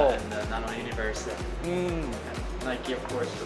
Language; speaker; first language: English; non-native, fluent; Dutch